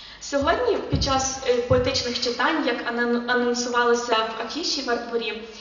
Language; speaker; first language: Ukrainian; native; Ukrainian